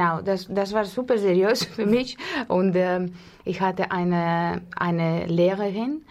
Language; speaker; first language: German; non-native, fluent; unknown